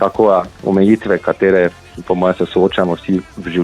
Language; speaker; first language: Slovenian; native; Slovenian